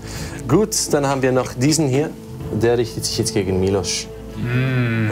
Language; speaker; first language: German; native; German